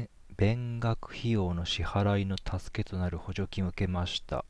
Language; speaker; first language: Japanese; native; Japanese